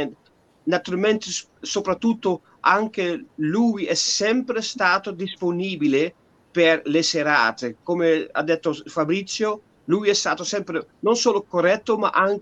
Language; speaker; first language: Italian; non-native, fluent; Dutch